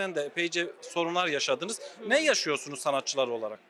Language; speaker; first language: Turkish; native; Turkish